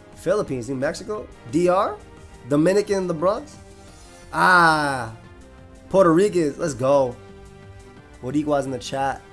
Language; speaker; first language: English; native; English